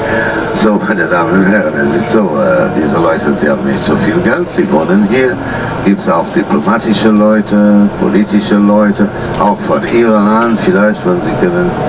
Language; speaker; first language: German; non-native, learner; Portuguese